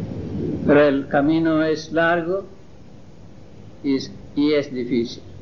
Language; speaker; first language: Spanish; non-native, fluent; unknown